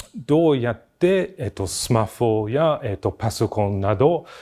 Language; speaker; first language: Japanese; non-native, fluent; English